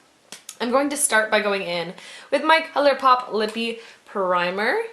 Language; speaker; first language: English; native; English